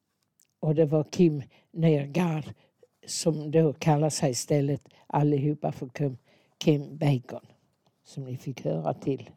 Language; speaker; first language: Swedish; native; Swedish